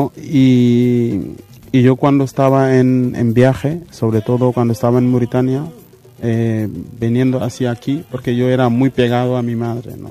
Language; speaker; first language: Spanish; non-native, fluent; Mandingo